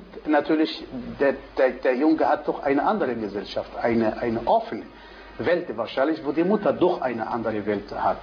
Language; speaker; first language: German; non-native, fluent; Arabic